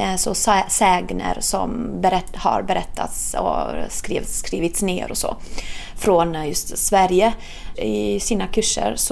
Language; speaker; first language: Swedish; non-native, fluent; Italian